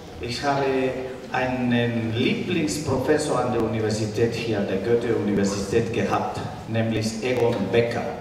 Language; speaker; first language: German; non-native, fluent; Spanish